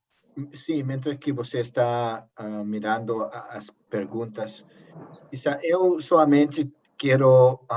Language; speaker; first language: Portuguese; non-native, learner; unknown